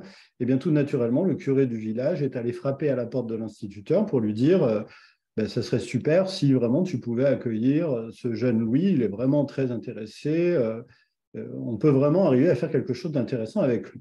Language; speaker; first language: French; native; French